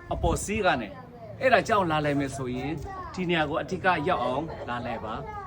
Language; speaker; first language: Burmese; non-native, local second language; Shan